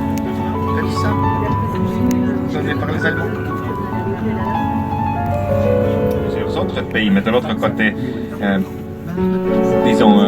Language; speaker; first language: French; non-native, fluent; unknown